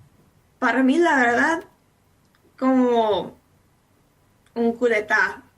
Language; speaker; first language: Spanish; non-native, fluent; English